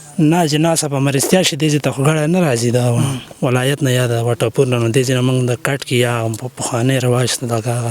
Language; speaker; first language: Pashto; non-native, local second language; Gujari